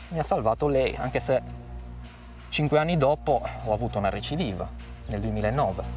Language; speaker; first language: Italian; native; Italian